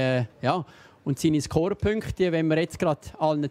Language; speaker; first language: German; native; German